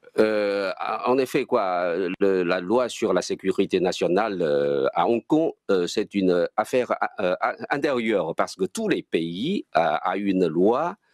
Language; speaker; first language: French; non-native, fluent; Chinese